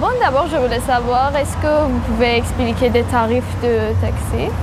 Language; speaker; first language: French; non-native, fluent; Persian